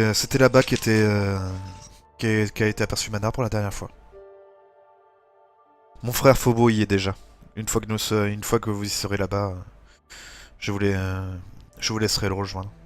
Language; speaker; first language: French; native; French